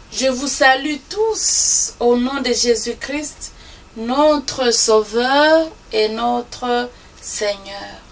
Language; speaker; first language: French; non-native, local second language; Swahili